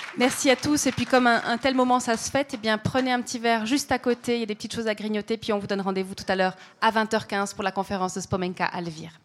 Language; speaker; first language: French; native; French